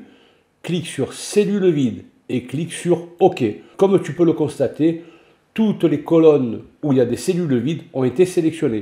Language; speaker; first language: French; native; French